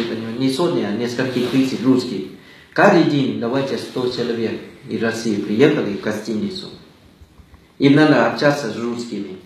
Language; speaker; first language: Russian; non-native, fluent; Thai